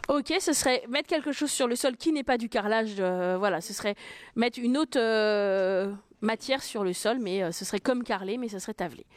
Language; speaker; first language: French; native; French